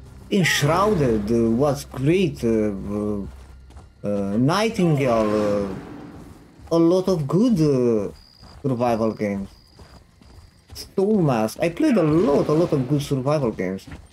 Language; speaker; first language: English; non-native, fluent; Romanian